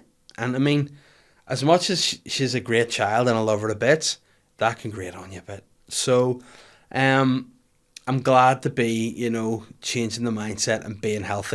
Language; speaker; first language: English; native; English